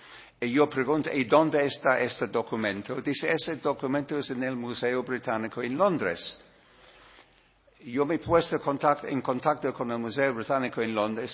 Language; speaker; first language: Spanish; non-native, learner; English